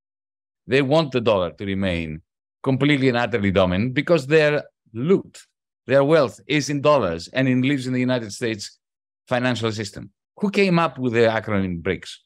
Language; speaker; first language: English; non-native, fluent; Greek